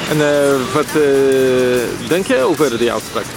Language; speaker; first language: Dutch; non-native, learner; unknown